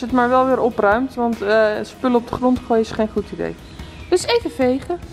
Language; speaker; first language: Dutch; native; Dutch